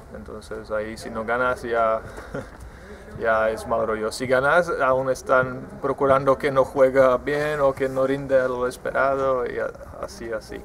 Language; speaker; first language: Spanish; non-native, fluent; Czech